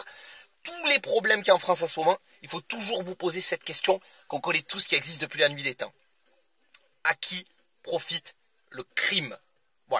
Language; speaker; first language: French; native; French